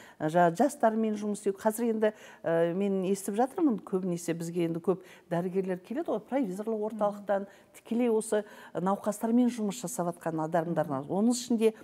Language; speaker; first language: Kazakh; native; Kazakh